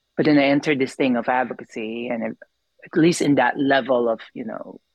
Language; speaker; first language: English; non-native, local second language; Filipino